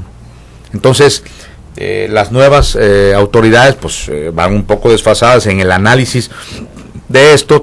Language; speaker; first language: Spanish; native; Spanish